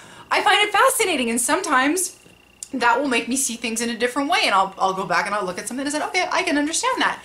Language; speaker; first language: English; native; English